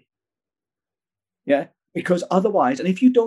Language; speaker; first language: English; native; English